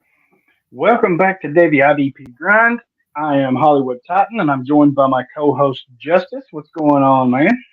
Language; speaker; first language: English; native; English